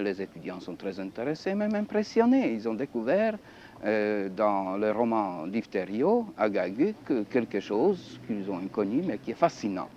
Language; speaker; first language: French; non-native, fluent; Polish